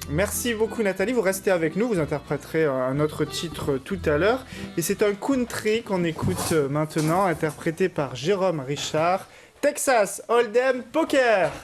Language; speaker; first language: French; native; French